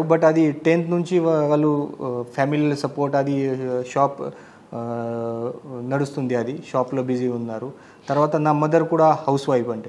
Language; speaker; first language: Telugu; non-native, learner; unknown